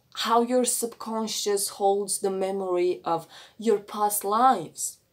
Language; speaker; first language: English; non-native, fluent; Romanian